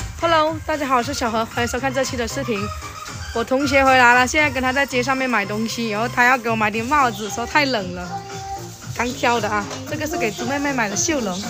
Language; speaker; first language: Chinese; native; Chinese